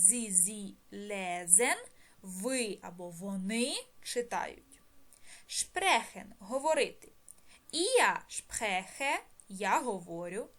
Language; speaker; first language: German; non-native, fluent; Ukrainian